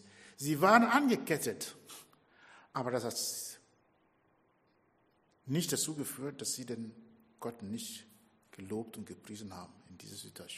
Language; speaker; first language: German; non-native, fluent; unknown